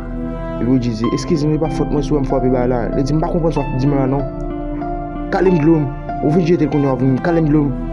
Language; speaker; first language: French; non-native, learner; Haitian Creole